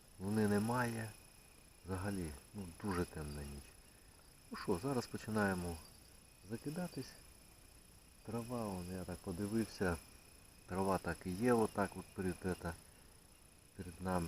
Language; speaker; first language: Ukrainian; native; Ukrainian